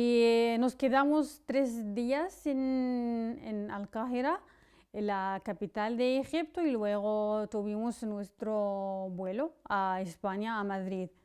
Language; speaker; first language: Spanish; non-native, fluent; Arabic